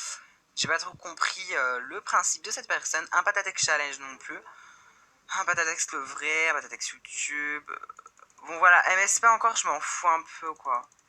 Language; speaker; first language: French; native; French